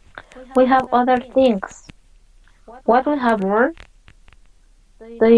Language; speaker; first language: English; non-native, fluent; Spanish